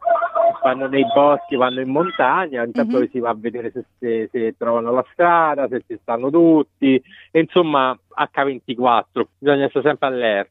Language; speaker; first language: Italian; native; Italian